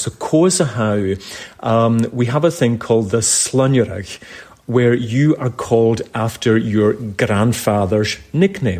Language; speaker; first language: English; native; English